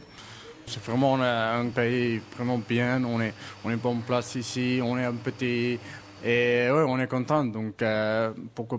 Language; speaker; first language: French; non-native, learner; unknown